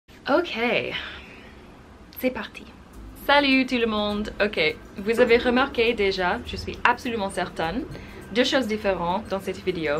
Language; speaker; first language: French; non-native, fluent; English